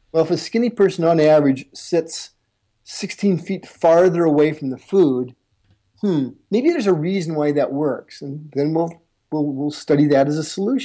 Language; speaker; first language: English; native; English